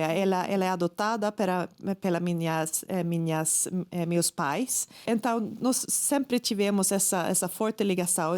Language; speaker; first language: Portuguese; non-native, fluent; Swedish